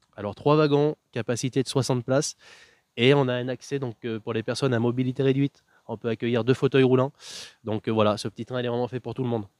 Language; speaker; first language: French; native; French